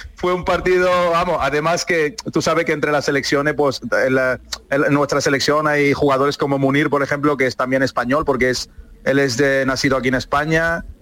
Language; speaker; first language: Spanish; early bilingual, other home language; Arabic